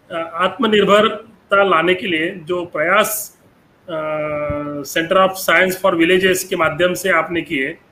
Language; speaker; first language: Hindi; non-native, local second language; Marathi